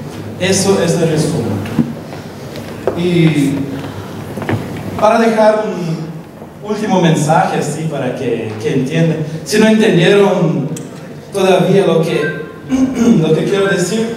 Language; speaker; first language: Spanish; non-native, local second language; Portuguese